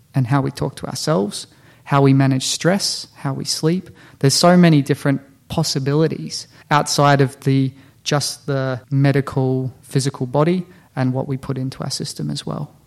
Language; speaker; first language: English; native; English